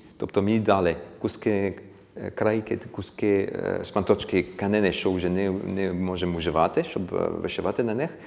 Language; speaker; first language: Ukrainian; early bilingual, heritage; Ukrainian